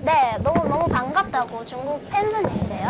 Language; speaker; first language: Korean; native; Korean